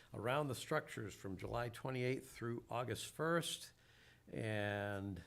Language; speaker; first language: English; native; English